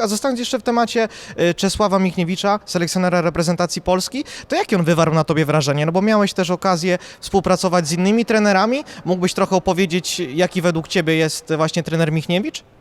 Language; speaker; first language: Polish; native; Polish